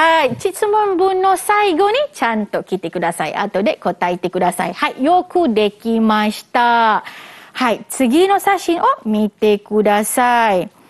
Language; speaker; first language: Japanese; non-native, fluent; Malay